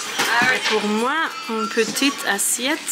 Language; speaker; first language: French; non-native, learner; Italian